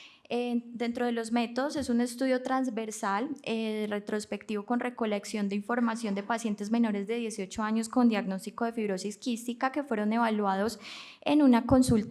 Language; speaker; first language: Spanish; native; Spanish